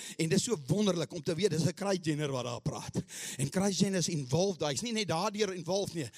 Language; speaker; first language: Afrikaans; early bilingual, heritage; Afrikaans